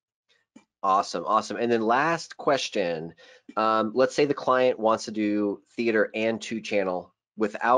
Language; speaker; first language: English; native; English